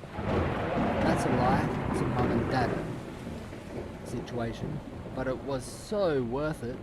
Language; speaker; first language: English; native; English